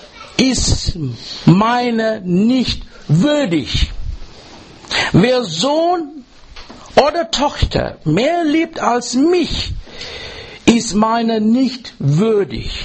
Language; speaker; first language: German; non-native, learner; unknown